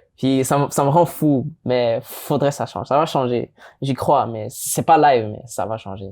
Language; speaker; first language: French; early bilingual, other home language; English